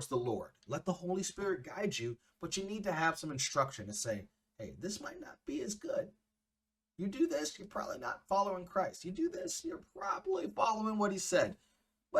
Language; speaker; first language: English; native; English